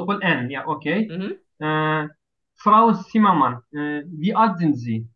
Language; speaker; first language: German; non-native, learner; Turkish